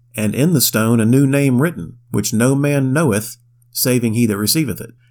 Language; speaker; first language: English; native; English